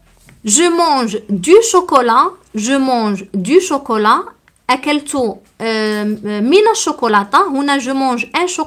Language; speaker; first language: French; non-native, local second language; Arabic